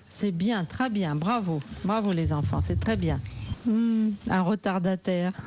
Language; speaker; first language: French; native; French